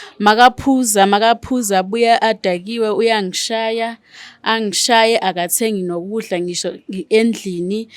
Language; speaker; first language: Zulu; non-native, local second language; Xhosa